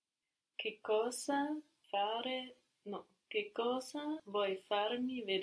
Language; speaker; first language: Italian; non-native, learner; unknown